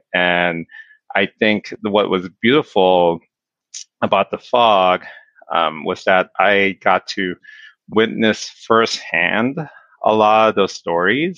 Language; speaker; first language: English; native; English